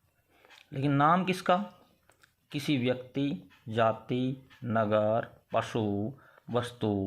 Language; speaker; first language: Hindi; native; Hindi